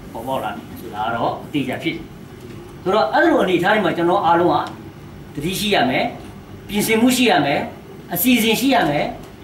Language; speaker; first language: Burmese; non-native, local second language; S'gaw Karen